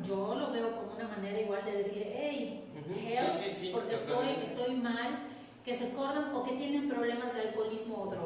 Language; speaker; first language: Spanish; native; Spanish